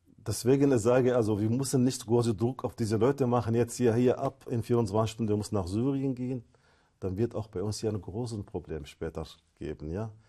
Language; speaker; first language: German; non-native, fluent; Arabic